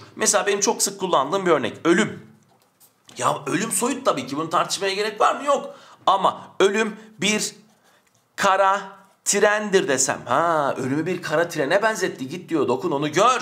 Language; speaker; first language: Turkish; native; Turkish